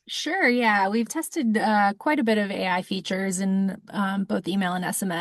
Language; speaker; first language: English; native; English